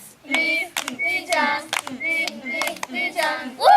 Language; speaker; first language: Chinese; non-native, learner; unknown